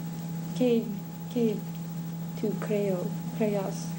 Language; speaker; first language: Spanish; non-native, learner; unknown